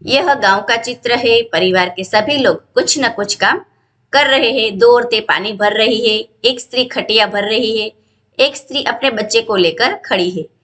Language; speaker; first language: Hindi; non-native, local second language; Gujarati